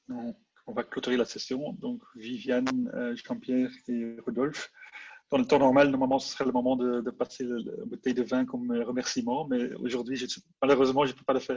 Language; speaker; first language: French; non-native, local second language; Dutch